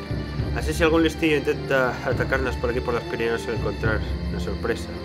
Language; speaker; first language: Spanish; native; Spanish